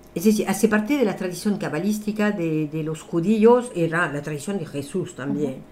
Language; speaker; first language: Spanish; non-native, fluent; French